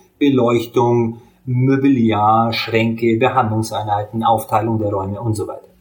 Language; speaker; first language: German; early bilingual, other home language; Hungarian